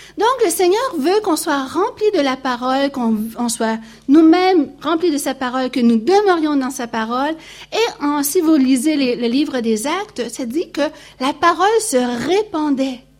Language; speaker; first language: French; native; French